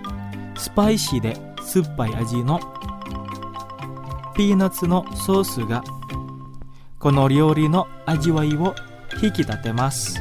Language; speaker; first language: Japanese; non-native, fluent; Indonesian